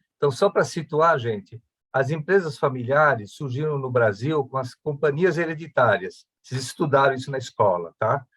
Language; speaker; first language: Portuguese; early bilingual, other home language; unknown